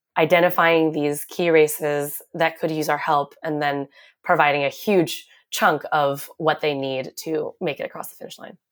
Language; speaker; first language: English; native; English